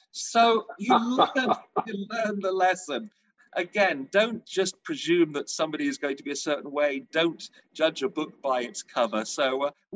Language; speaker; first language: English; native; English